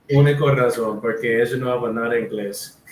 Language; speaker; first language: Spanish; non-native, learner; English